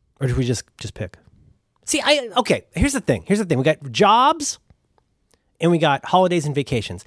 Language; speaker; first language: English; native; English